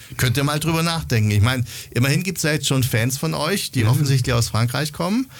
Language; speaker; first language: German; native; German